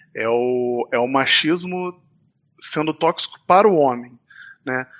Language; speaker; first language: Portuguese; native; Portuguese